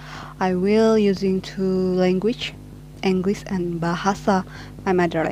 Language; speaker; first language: English; non-native, learner; Indonesian